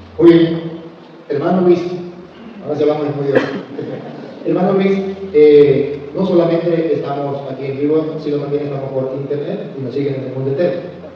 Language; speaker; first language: Spanish; native; Spanish